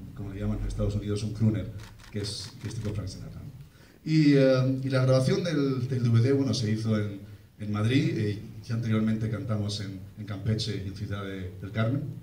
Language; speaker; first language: Spanish; early bilingual, heritage; Spanish